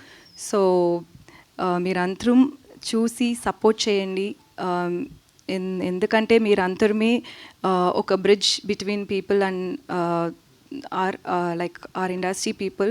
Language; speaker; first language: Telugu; non-native, learner; Tamil